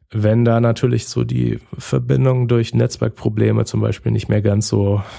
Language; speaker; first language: German; native; German